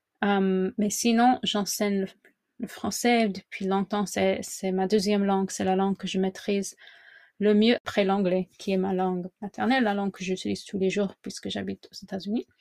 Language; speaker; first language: French; non-native, fluent; English